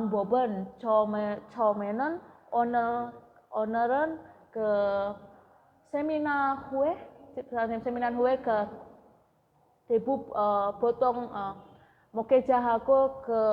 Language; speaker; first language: Korean; non-native, learner; Indonesian